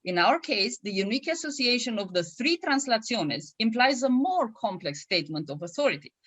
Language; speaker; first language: English; non-native, fluent; Romanian